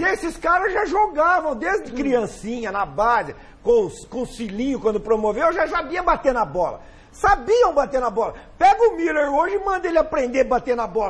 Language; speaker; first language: Portuguese; native; Portuguese